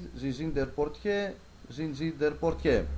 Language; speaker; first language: German; non-native, fluent; Greek